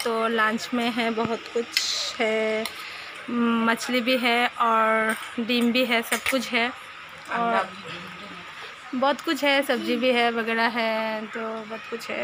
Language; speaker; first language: Hindi; non-native, local second language; Assamese